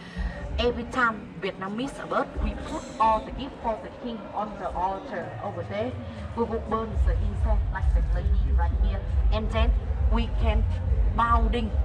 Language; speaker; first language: English; non-native, learner; Vietnamese